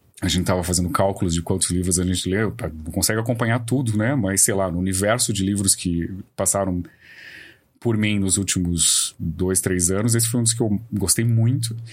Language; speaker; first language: Portuguese; native; Portuguese